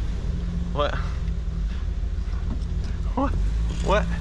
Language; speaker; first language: English; native; English